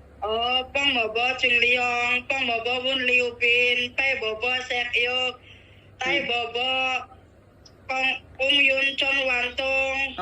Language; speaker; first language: Cantonese; non-native, learner; Indonesian